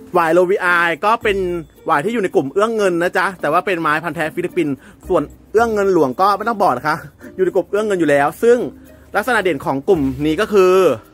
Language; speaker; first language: Thai; native; Thai